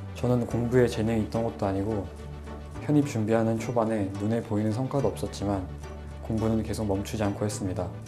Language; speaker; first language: Korean; native; Korean